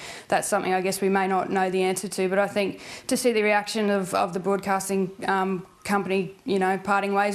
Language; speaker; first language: English; native; English